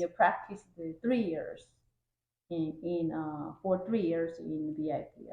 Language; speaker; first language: English; non-native, fluent; Korean